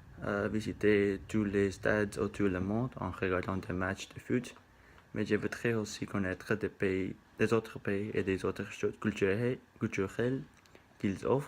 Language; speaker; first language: French; non-native, learner; Spanish